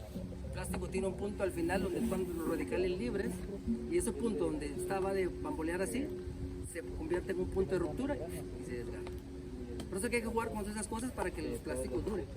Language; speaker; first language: Spanish; native; Spanish